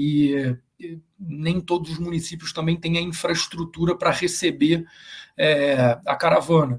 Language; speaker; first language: Portuguese; native; Portuguese